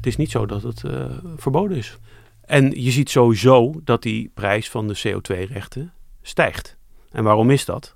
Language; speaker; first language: Dutch; native; Dutch